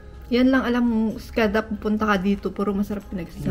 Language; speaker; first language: Filipino; native; Filipino